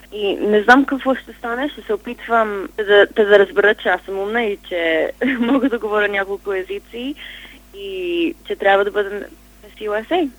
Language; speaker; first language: Bulgarian; early bilingual, heritage; Bulgarian